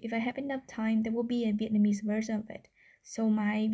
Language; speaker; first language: English; non-native, fluent; Vietnamese